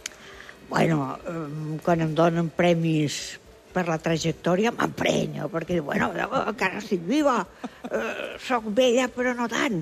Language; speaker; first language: Catalan; non-native, local second language; Spanish